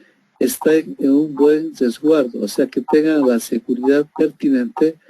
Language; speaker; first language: Spanish; native; Spanish